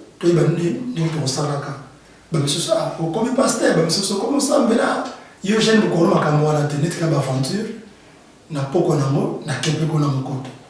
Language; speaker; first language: Lingala; native; Lingala